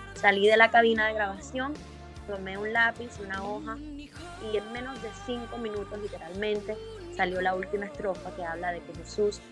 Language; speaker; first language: Spanish; native; Spanish